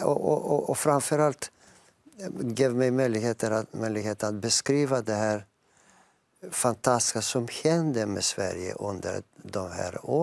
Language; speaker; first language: Swedish; non-native, fluent; Greek